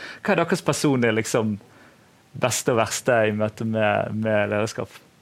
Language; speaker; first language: Norwegian; native; Norwegian